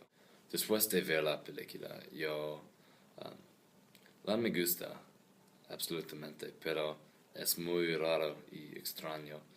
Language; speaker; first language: Spanish; non-native, learner; English